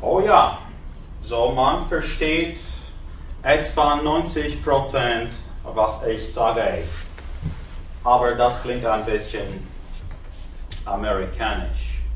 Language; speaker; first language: German; non-native, fluent; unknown